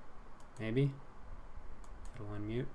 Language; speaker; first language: English; native; English